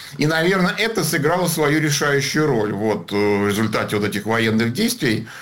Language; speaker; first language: Russian; native; Russian